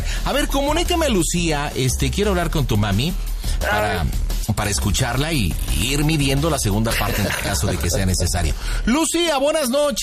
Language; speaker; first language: Spanish; native; Spanish